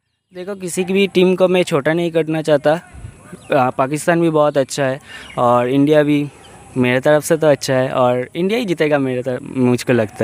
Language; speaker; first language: Hindi; non-native, local second language; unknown